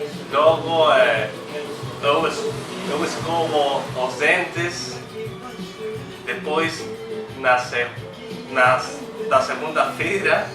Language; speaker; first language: Portuguese; non-native, learner; Spanish